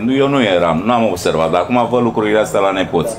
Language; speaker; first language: Romanian; native; Romanian